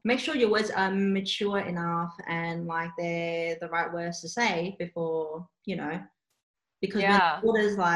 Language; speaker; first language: English; non-native, local second language; Cantonese